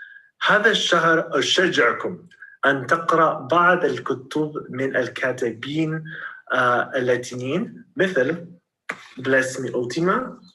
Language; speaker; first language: Arabic; non-native, learner; English